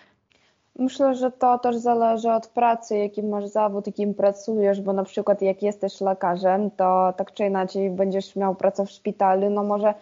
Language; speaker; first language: Polish; non-native, fluent; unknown